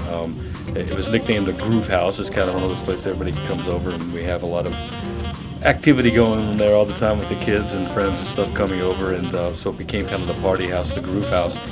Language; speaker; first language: English; native; English